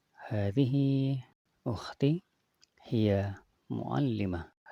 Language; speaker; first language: Arabic; non-native, learner; Indonesian